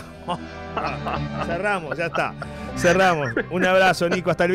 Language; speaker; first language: Spanish; native; Spanish